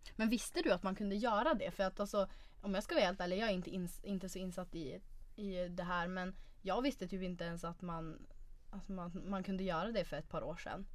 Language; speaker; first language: Swedish; native; Swedish